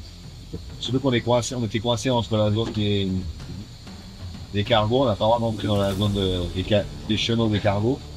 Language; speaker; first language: French; native; French